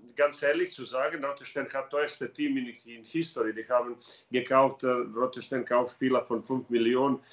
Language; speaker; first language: German; non-native, learner; Serbian